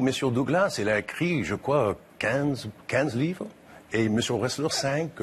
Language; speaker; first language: French; non-native, fluent; English